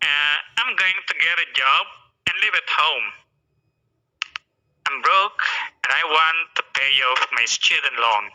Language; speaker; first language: English; non-native, fluent; Indonesian